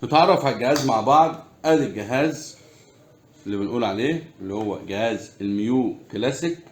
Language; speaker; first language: Arabic; native; Arabic